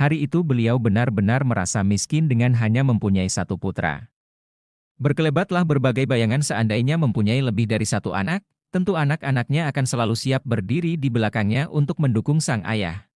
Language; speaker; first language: Indonesian; native; Indonesian